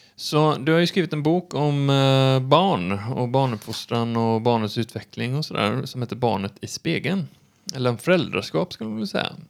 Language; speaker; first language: Swedish; native; Swedish